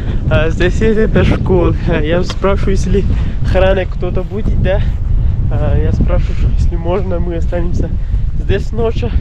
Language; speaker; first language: Russian; non-native, learner; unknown